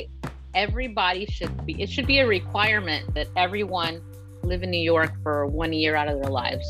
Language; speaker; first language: English; early bilingual, other home language; Spanish